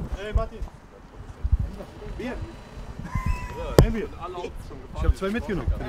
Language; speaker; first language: German; native; German